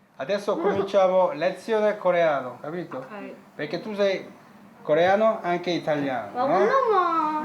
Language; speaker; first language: Italian; non-native, learner; Korean